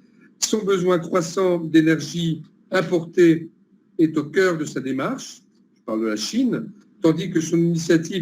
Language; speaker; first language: French; native; French